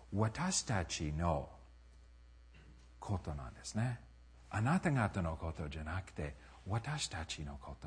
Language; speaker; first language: Japanese; non-native, fluent; English